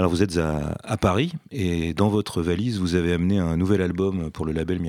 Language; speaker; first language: French; native; French